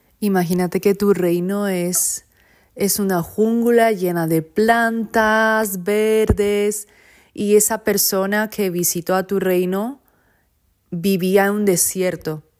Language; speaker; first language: Spanish; non-native, fluent; Japanese